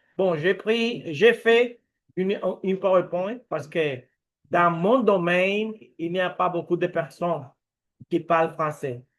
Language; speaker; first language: French; non-native, learner; Spanish